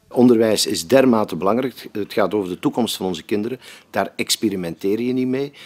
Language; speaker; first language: Dutch; native; Dutch